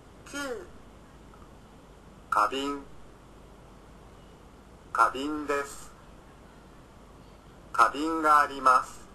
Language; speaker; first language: Japanese; non-native, learner; Indonesian